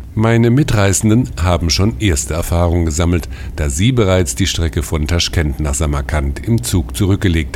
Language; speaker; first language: German; native; German